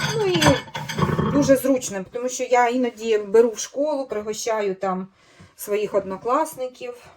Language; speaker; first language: Ukrainian; native; Ukrainian